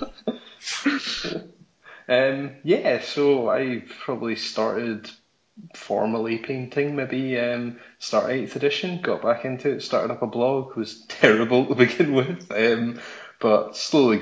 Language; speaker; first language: English; native; English